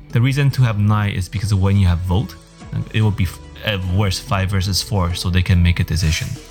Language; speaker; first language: English; early bilingual, other home language; Chinese